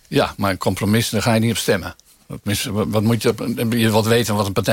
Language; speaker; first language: Dutch; native; Dutch